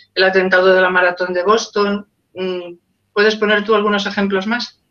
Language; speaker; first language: Spanish; native; Spanish